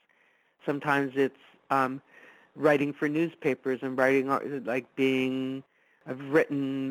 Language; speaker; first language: English; non-native, fluent; Italian